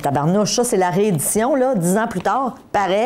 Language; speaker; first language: French; native; French